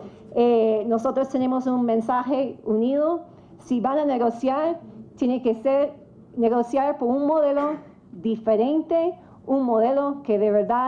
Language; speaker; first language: Spanish; non-native, fluent; English